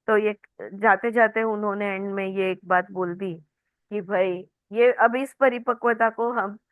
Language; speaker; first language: Hindi; non-native, local second language; Marathi